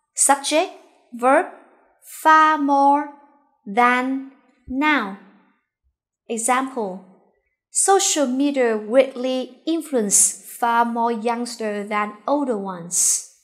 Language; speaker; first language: English; non-native, fluent; Vietnamese